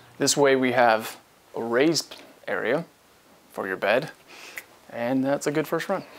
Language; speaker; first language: English; native; English